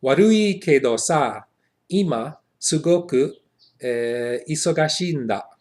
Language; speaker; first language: Japanese; non-native, learner; English